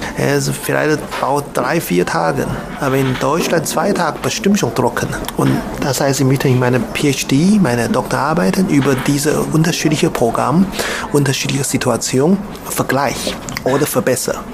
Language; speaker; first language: German; non-native, learner; Chinese